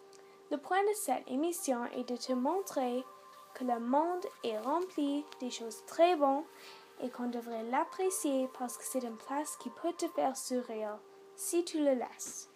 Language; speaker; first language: French; non-native, local second language; English